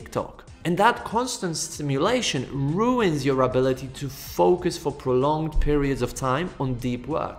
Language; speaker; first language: English; non-native, fluent; Polish